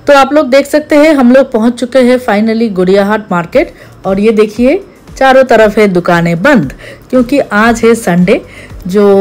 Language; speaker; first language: Hindi; non-native, local second language; Bangla